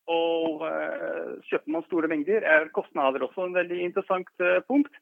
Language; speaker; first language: Norwegian; non-native, fluent; Dutch